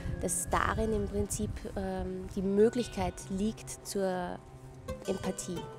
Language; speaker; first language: German; native; German